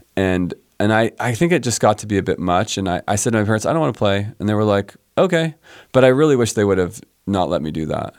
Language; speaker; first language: English; native; English